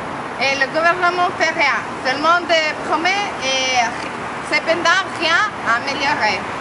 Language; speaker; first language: French; non-native, learner; Spanish